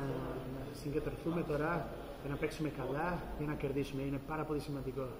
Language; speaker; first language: Greek; non-native, fluent; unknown